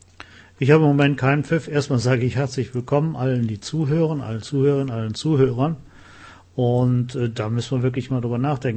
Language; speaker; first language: German; native; German